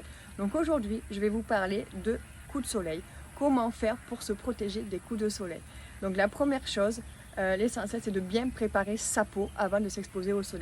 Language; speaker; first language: French; native; French